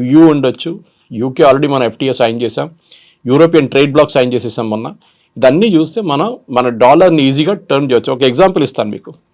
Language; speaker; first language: Telugu; non-native, local second language; Malayalam